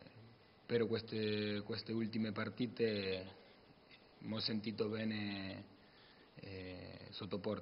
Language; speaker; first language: Italian; non-native, learner; Spanish